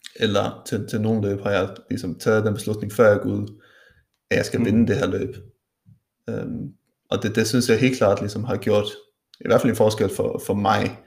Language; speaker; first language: Danish; non-native, local second language; Faroese